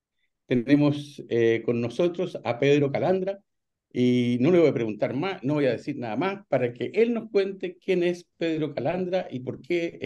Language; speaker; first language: Spanish; native; Spanish